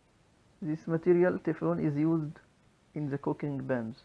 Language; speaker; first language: English; non-native, local second language; Arabic